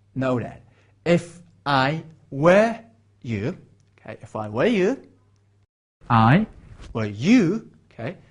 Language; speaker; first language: English; non-native, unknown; Mongolian